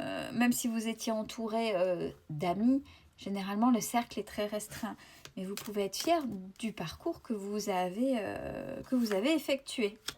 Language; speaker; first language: French; native; French